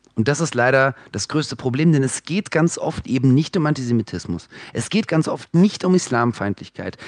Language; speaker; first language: German; early bilingual, other home language; Russian